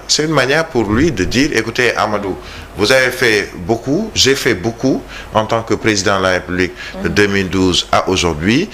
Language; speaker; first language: French; non-native, local second language; Wolof